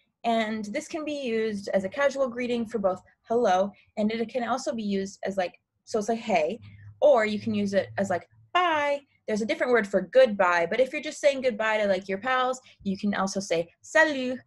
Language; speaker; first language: English; native; English